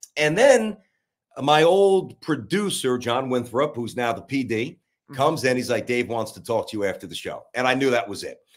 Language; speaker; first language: English; native; English